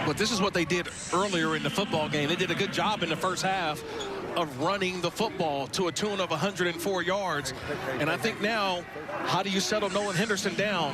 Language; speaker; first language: English; native; English